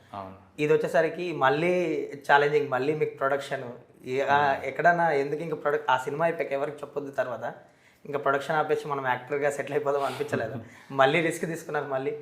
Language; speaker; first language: Telugu; native; Telugu